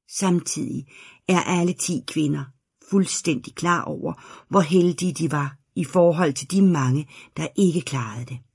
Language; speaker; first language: Danish; native; Danish